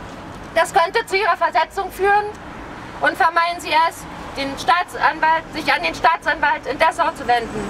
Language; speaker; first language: German; native; German